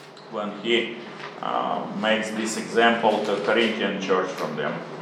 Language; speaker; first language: English; non-native, learner; Russian